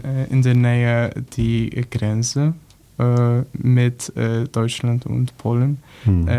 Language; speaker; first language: German; non-native, learner; Polish